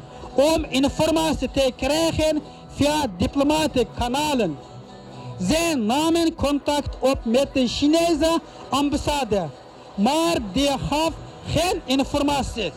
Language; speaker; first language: Dutch; non-native, learner; Uyghur